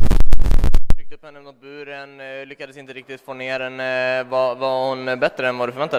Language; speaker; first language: Swedish; native; Swedish